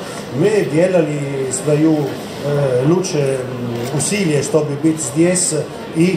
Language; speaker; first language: Russian; non-native, fluent; Italian